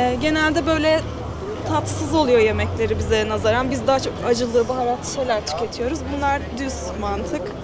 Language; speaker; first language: Turkish; native; Turkish